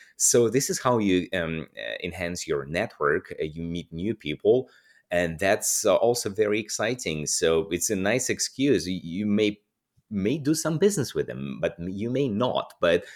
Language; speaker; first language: English; non-native, fluent; Russian